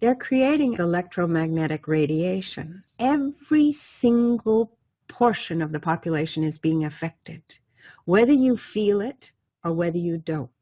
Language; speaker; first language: English; native; English